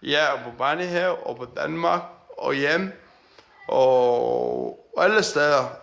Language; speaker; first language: Danish; non-native, learner; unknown